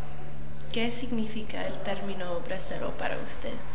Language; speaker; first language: Spanish; early bilingual, other home language; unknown